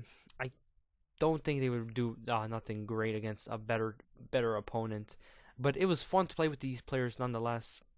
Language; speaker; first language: English; native; English